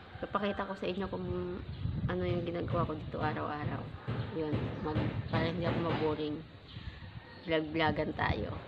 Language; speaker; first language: Filipino; non-native, local second language; Waray